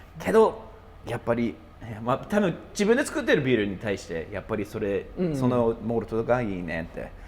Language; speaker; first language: Japanese; non-native, fluent; English